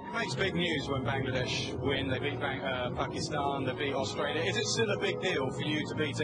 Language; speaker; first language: English; native; English